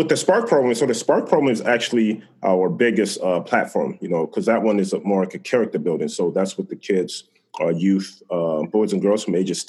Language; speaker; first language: English; native; English